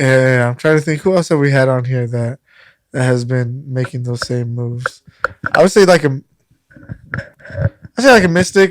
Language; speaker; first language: English; native; English